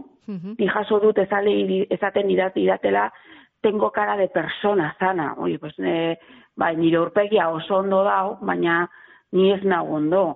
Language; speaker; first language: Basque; non-native, local second language; Spanish